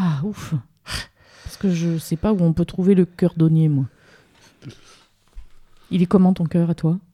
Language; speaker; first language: French; native; French